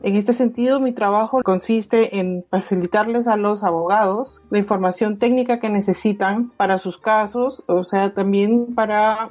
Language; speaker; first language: Spanish; native; Spanish